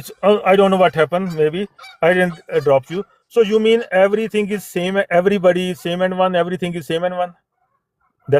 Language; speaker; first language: English; non-native, fluent; Punjabi